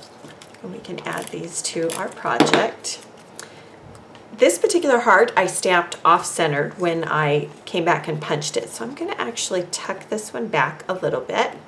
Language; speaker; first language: English; native; English